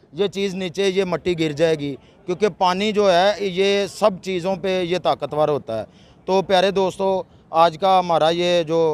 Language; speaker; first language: Urdu; non-native, local second language; Punjabi